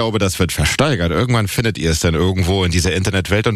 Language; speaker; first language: German; native; German